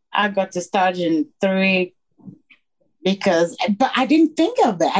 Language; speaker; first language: English; non-native, fluent; French